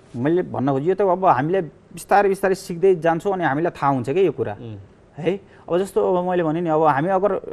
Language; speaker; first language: Nepali; native; Nepali